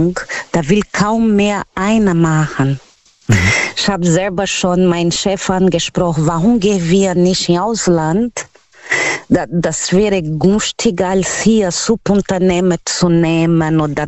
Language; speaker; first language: German; non-native, learner; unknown